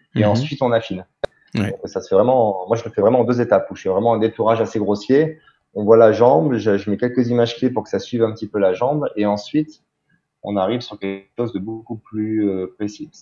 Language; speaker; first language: French; native; French